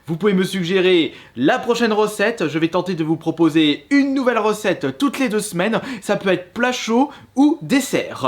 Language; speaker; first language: French; native; French